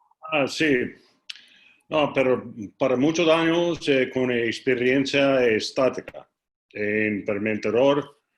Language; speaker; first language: Spanish; non-native, learner; English